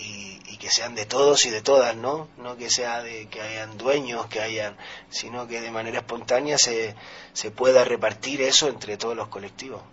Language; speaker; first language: Spanish; native; Spanish